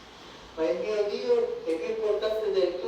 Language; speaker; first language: Italian; non-native, fluent; Spanish